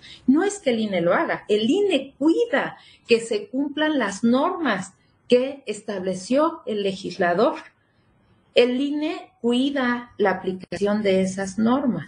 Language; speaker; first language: Spanish; native; Spanish